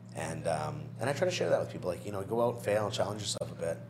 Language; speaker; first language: English; native; English